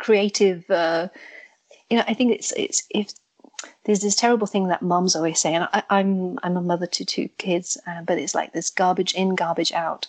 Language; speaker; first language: English; native; English